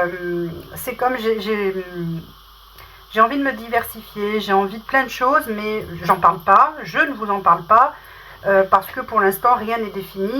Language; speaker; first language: French; native; French